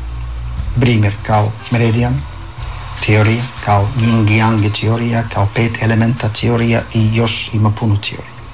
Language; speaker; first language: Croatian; non-native, fluent; Arabic